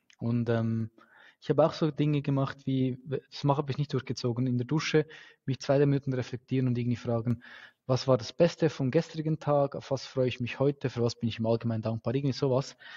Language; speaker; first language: German; native; German